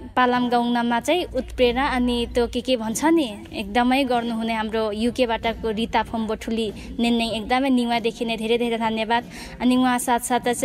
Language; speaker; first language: Nepali; non-native, local second language; Limbu